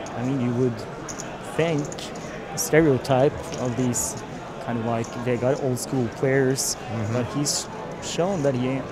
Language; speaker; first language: English; non-native, fluent; Norwegian